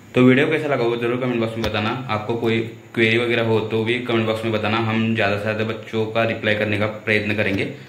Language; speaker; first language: Hindi; non-native, local second language; Marathi